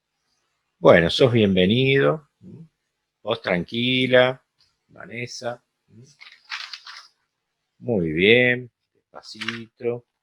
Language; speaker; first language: Spanish; native; Spanish